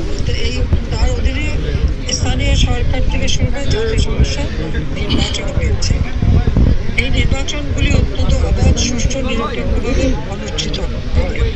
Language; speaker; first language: Bangla; native; Bangla